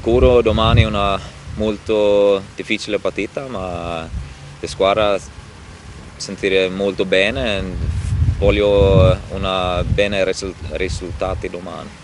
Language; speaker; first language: Italian; non-native, learner; Swedish